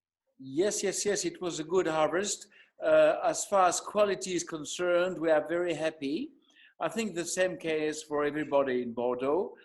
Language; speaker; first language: English; non-native, fluent; French